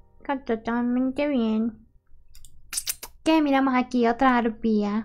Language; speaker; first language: Spanish; early bilingual, heritage; English